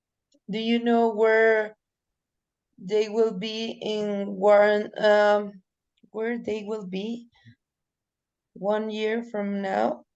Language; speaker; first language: English; non-native, learner; Spanish